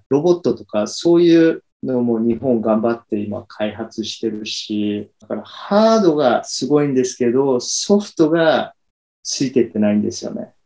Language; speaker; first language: Japanese; early bilingual, heritage; Japanese